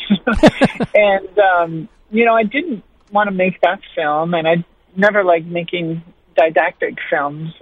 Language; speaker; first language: English; native; English